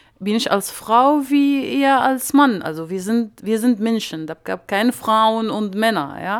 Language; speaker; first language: German; non-native, learner; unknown